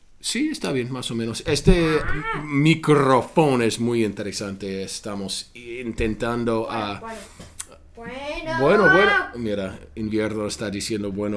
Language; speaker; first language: Spanish; non-native, fluent; English